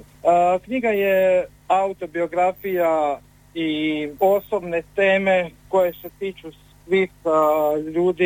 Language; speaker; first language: Serbian; native; Serbian